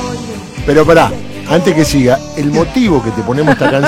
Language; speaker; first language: Spanish; native; Spanish